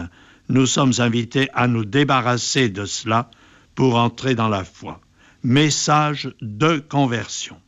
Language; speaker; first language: French; native; French